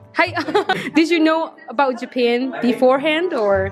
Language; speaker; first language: English; non-native, fluent; Japanese